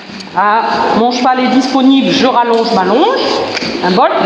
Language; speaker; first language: French; native; French